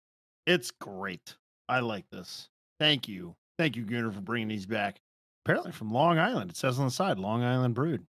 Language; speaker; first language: English; native; English